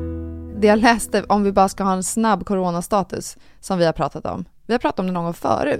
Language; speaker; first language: Swedish; native; Swedish